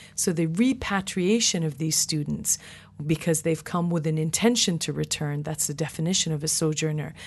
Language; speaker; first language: English; early bilingual, other home language; Persian